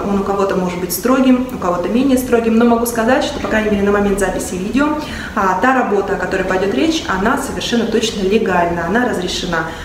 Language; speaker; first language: Russian; native; Russian